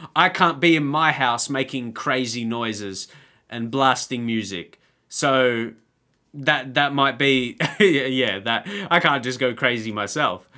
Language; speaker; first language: English; native; English